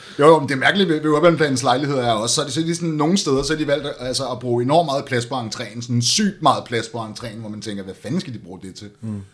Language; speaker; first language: Danish; native; Danish